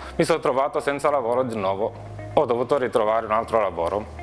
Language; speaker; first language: Italian; non-native, fluent; Romanian